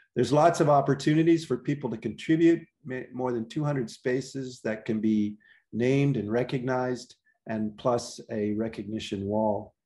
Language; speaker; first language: English; native; English